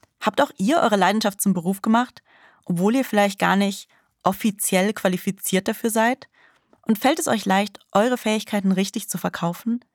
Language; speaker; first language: German; native; German